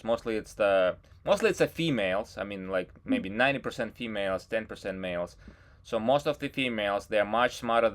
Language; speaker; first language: English; non-native, fluent; Russian